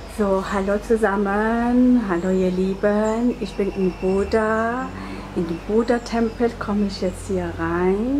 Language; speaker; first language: German; non-native, fluent; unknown